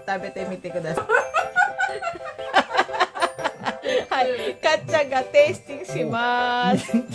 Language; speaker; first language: Japanese; non-native, fluent; Filipino